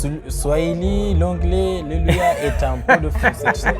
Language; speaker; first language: French; non-native, learner; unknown